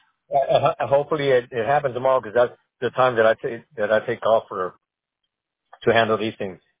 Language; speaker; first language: English; native; English